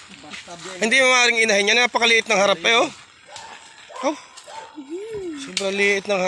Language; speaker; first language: Filipino; native; Filipino